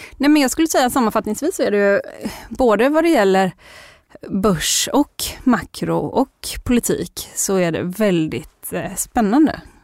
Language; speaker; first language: Swedish; native; Swedish